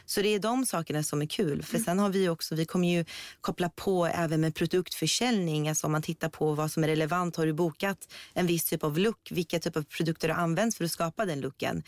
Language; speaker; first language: Swedish; early bilingual, other home language; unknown